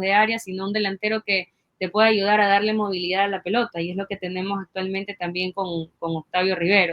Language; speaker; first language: Spanish; native; Spanish